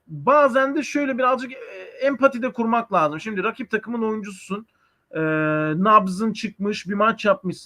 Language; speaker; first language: Turkish; native; Turkish